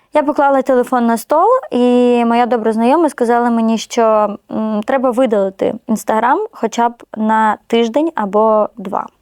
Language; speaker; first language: Ukrainian; non-native, local second language; Russian